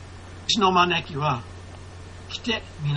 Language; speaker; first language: Japanese; non-native, fluent; English